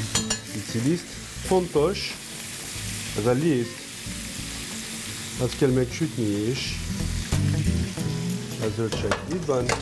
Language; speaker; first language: Hungarian; non-native, learner; French